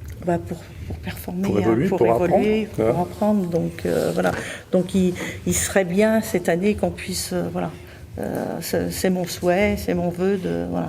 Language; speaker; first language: French; native; French